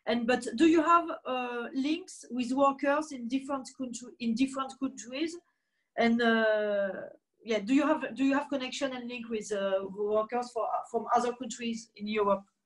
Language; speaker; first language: English; non-native, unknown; French